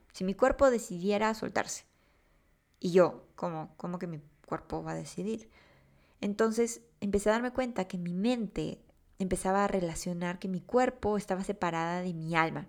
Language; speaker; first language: Spanish; native; Spanish